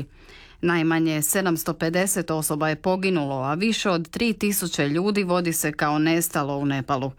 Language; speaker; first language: Serbian; native; Serbian